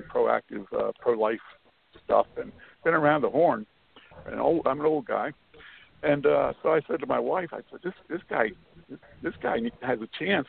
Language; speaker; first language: English; native; English